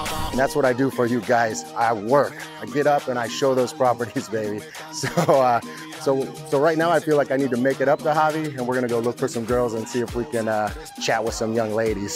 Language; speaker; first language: English; native; English